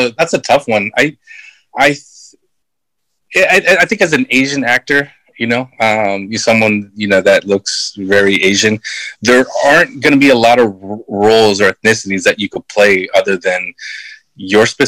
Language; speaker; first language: English; early bilingual, other home language; Filipino